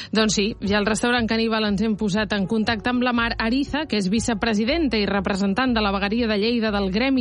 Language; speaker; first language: Catalan; native; Catalan